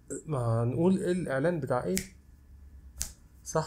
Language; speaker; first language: Arabic; native; Arabic